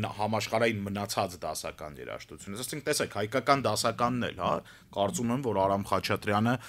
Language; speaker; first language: Armenian; native; Armenian